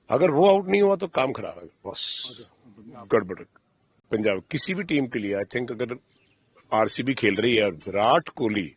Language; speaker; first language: Hindi; non-native, local second language; Punjabi